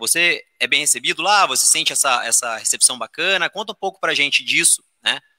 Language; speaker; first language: Portuguese; native; Portuguese